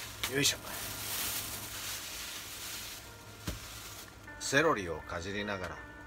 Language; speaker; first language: Japanese; native; Japanese